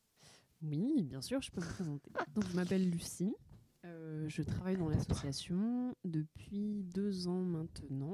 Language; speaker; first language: French; native; French